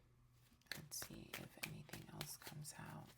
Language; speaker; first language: English; native; English